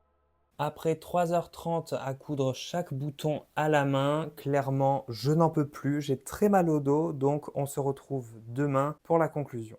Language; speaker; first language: French; native; French